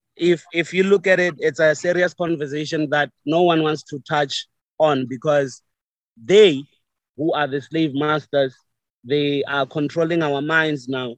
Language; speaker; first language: English; non-native, local second language; Venda